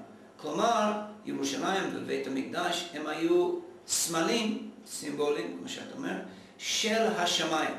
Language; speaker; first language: Hebrew; non-native, fluent; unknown